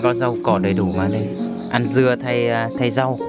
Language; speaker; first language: Vietnamese; native; Vietnamese